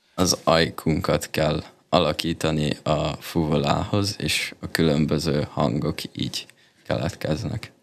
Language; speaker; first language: Hungarian; native; Hungarian